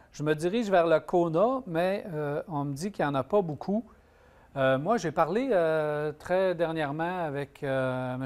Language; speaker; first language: French; native; French